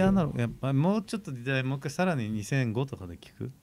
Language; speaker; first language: Japanese; native; Japanese